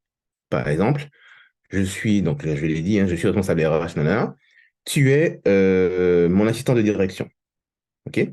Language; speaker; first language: French; native; French